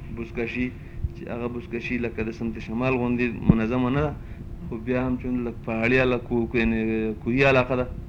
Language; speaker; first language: Pashto; non-native, local second language; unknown